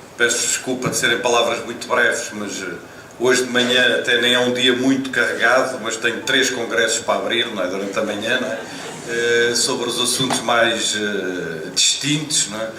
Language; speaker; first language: Portuguese; native; Portuguese